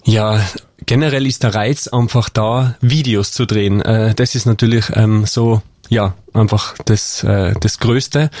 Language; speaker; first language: German; native; German